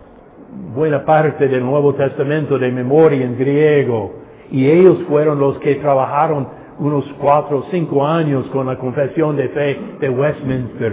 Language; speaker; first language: Spanish; non-native, fluent; English